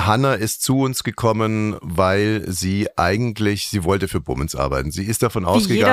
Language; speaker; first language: German; native; German